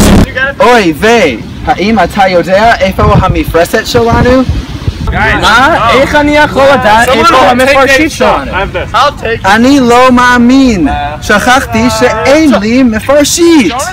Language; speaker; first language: Hebrew; non-native, learner; English